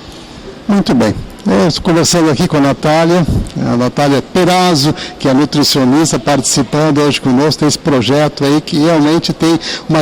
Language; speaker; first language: Portuguese; native; Portuguese